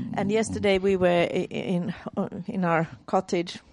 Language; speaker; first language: English; non-native, fluent; Finnish